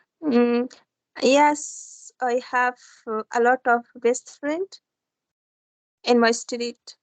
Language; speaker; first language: English; non-native, learner; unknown